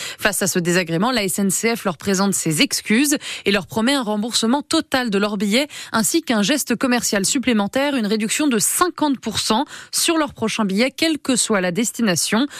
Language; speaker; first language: French; native; French